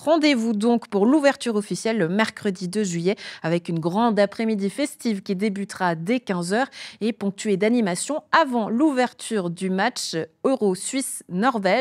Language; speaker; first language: French; native; French